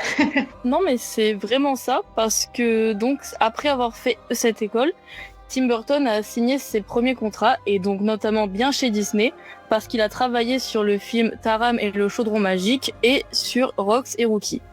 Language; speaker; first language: French; native; French